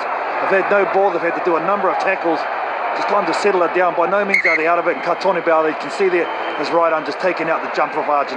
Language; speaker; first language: English; native; English